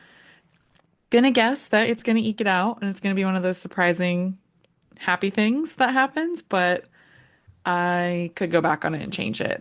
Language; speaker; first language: English; native; English